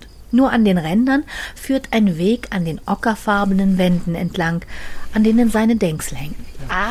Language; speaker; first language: German; native; German